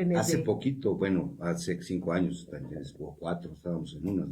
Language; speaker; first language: Spanish; native; Spanish